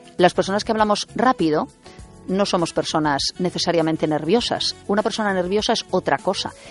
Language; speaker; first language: Spanish; native; Spanish